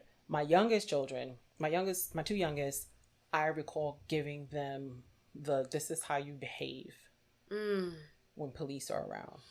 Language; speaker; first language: English; native; English